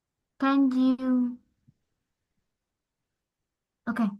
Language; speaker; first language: English; non-native, learner; Vietnamese